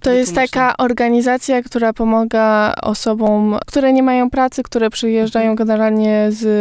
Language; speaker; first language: Polish; early bilingual, heritage; Polish